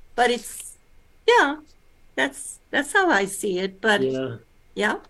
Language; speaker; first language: English; early bilingual, other home language; Swedish